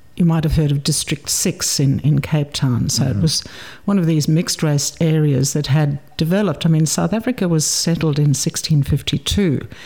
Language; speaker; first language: English; native; English